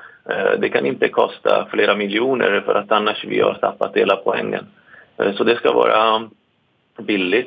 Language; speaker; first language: Swedish; non-native, fluent; Italian